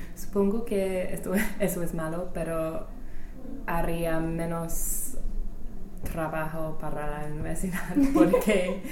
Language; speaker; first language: Spanish; non-native, learner; English